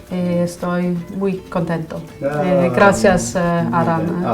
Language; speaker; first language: Spanish; non-native, learner; English